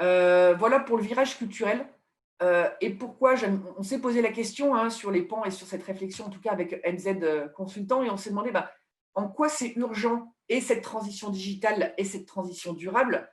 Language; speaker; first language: French; native; French